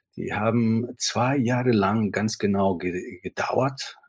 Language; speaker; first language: German; non-native, fluent; Italian